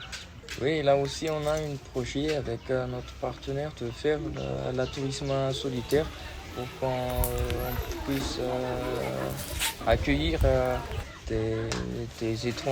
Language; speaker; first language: French; non-native, local second language; Malagasy